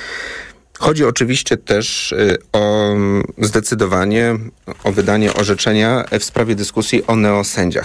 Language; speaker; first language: Polish; native; Polish